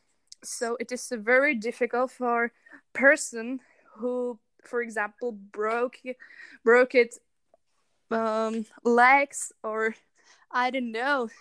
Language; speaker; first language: English; non-native, learner; Czech